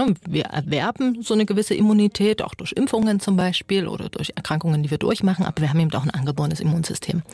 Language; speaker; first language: German; native; German